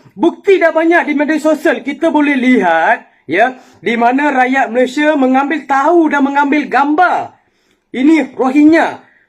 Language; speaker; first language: Malay; non-native, local second language; Tamil